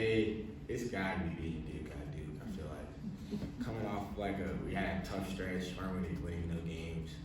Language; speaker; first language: English; native; English